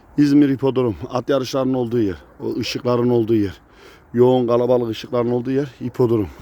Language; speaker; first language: Turkish; native; Turkish